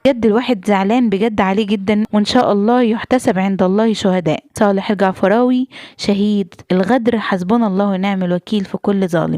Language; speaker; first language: Arabic; native; Arabic